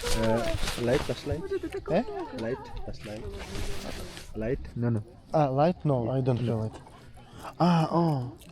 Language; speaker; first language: English; non-native, learner; Indonesian